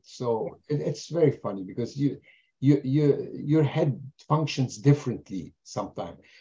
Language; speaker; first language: English; non-native, fluent; German